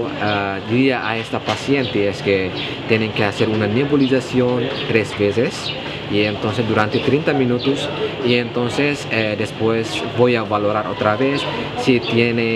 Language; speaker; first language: Spanish; non-native, fluent; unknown